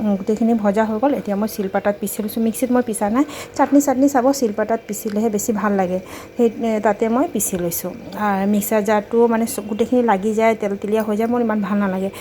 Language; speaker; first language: Assamese; non-native, local second language; Bangla